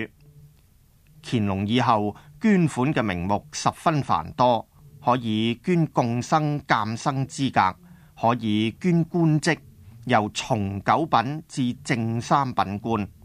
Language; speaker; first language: Chinese; non-native, local second language; Cantonese